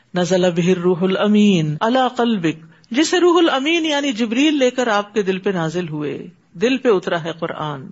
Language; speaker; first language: Urdu; native; Urdu